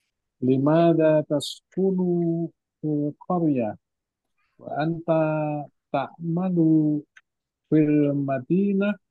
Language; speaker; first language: Arabic; non-native, learner; Indonesian